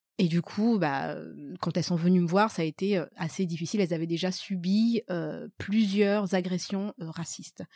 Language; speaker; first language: French; early bilingual, other home language; Malagasy